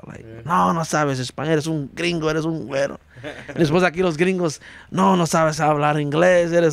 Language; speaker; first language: Spanish; early bilingual, heritage; Spanish